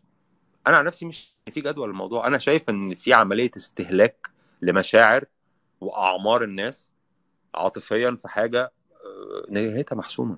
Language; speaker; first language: Arabic; native; Arabic